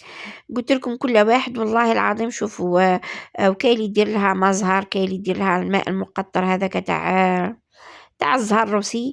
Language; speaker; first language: Arabic; native; Arabic